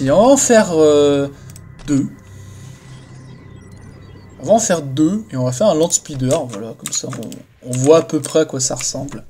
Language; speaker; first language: French; native; French